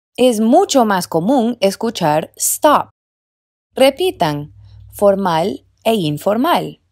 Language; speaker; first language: Spanish; non-native, fluent; English